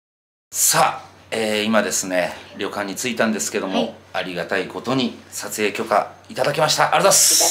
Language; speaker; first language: Japanese; native; Japanese